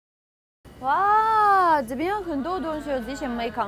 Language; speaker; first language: Chinese; non-native, fluent; Russian